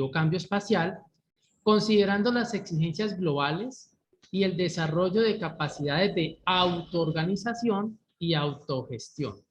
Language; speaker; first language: Spanish; native; Spanish